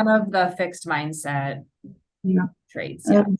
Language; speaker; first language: English; native; English